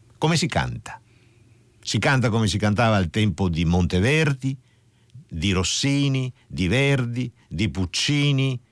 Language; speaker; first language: Italian; native; Italian